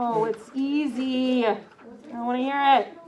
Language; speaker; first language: English; native; English